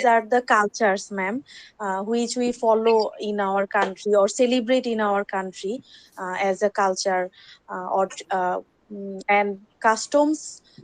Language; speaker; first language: English; non-native, learner; Bangla